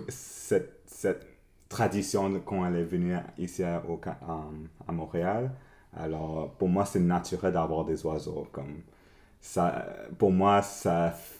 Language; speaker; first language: French; early bilingual, other home language; English